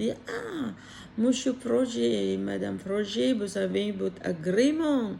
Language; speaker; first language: French; non-native, learner; Filipino